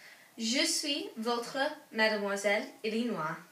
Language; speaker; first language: French; non-native, learner; English